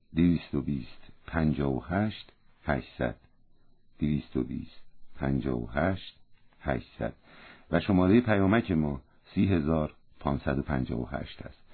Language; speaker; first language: Persian; native; Persian